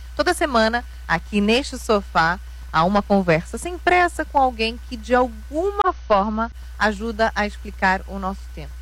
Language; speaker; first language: Portuguese; native; Portuguese